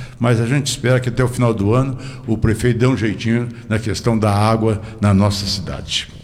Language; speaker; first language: Portuguese; native; Portuguese